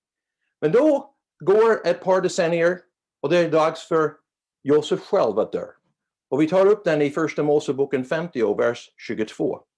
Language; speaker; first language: Swedish; non-native, fluent; English